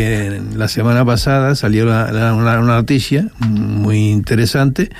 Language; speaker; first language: Spanish; native; Spanish